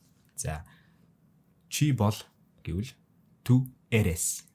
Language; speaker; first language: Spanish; non-native, fluent; Mongolian